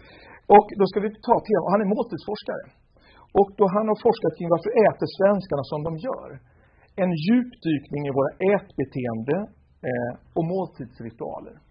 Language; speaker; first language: Swedish; native; Swedish